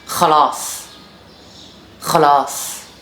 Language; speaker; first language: Arabic; non-native, learner; English